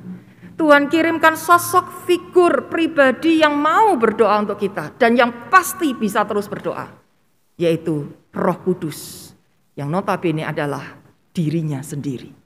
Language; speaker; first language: Indonesian; native; Indonesian